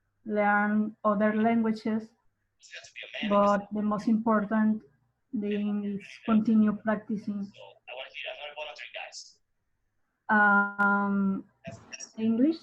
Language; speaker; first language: English; non-native, learner; Spanish